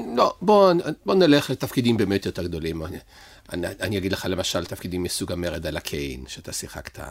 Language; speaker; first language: Hebrew; native; Hebrew